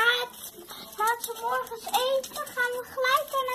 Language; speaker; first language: Dutch; early bilingual, other home language; Indonesian